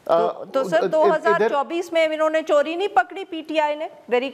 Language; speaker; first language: Urdu; native; Urdu